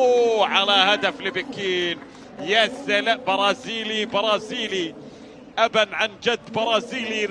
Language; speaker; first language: Arabic; native; Arabic